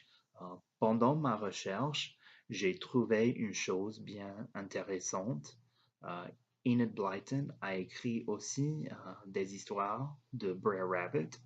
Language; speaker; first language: French; non-native, learner; English